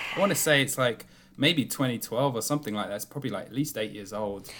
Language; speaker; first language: English; native; English